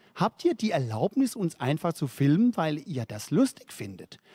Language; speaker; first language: German; non-native, fluent; Danish